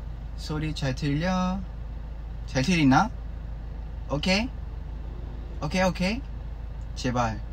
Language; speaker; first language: Korean; non-native, fluent; Vietnamese